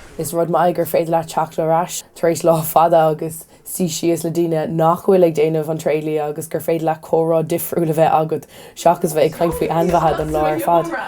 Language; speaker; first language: Irish; non-native, local second language; English